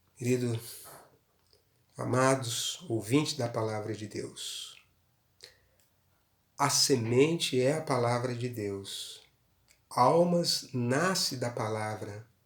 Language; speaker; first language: Portuguese; native; Portuguese